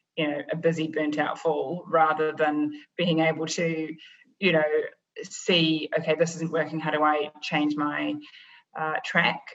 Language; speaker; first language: English; native; English